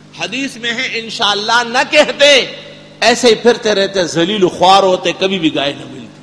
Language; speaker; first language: Urdu; non-native, local second language; Pashto